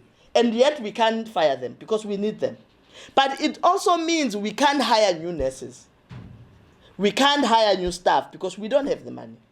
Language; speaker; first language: English; non-native, local second language; Zulu